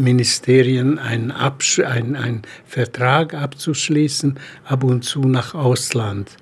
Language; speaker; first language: German; non-native, fluent; Hungarian